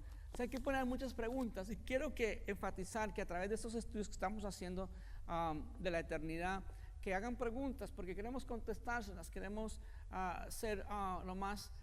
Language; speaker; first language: Spanish; native; Spanish